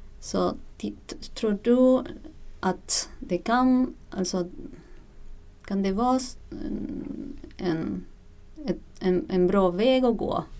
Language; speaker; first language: Swedish; native; Swedish